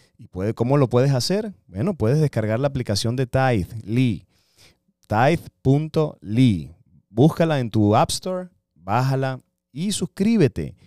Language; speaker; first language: Spanish; native; Spanish